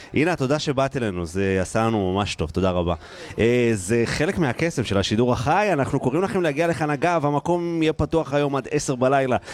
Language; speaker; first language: Hebrew; native; Hebrew